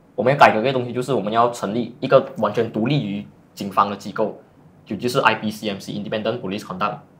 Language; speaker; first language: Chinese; native; Chinese